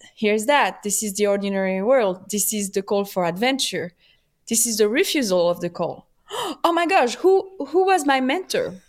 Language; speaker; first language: English; non-native, fluent; French